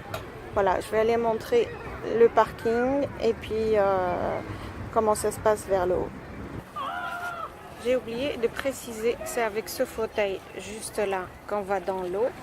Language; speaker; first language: French; native; French